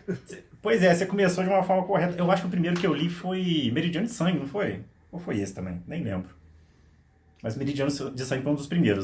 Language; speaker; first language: Portuguese; native; Portuguese